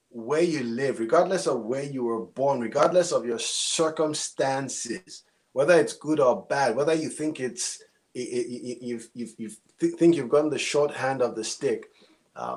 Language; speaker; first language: English; non-native, local second language; Yoruba